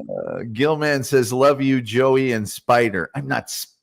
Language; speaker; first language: English; native; English